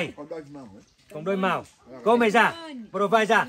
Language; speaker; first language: Portuguese; non-native, learner; Vietnamese